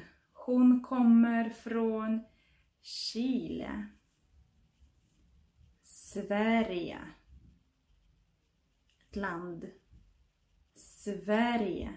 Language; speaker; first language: Swedish; non-native, fluent; Russian